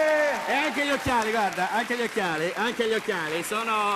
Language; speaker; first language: Italian; native; Italian